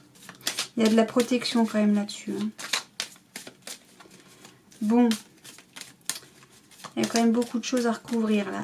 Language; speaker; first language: French; native; French